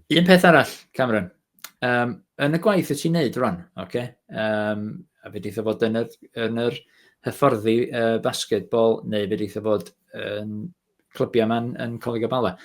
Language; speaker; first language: Welsh; native; Welsh